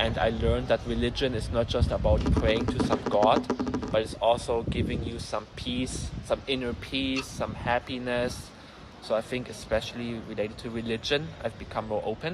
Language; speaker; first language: English; non-native, fluent; German